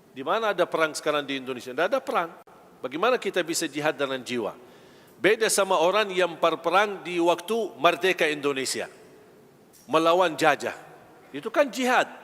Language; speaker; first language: Malay; non-native, fluent; Arabic